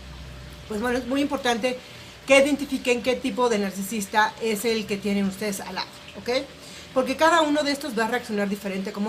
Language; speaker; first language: Spanish; native; Spanish